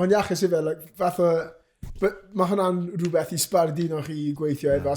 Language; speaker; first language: Welsh; native; Welsh